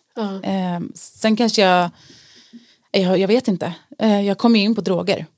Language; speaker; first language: Swedish; native; Swedish